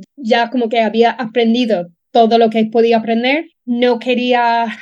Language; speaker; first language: Spanish; non-native, fluent; English